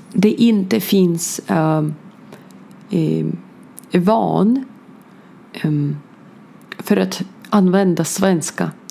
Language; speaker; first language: Swedish; non-native, learner; Ukrainian